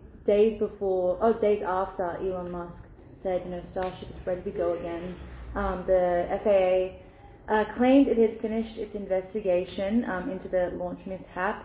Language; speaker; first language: English; native; English